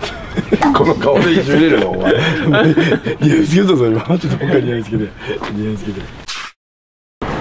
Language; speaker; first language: Japanese; native; Japanese